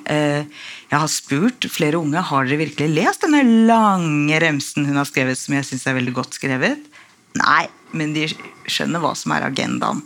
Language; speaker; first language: Norwegian; native; Norwegian